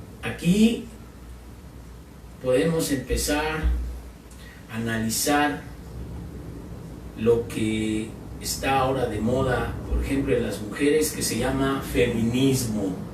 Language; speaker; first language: Spanish; native; Spanish